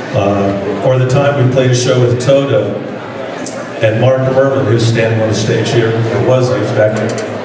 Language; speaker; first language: English; native; English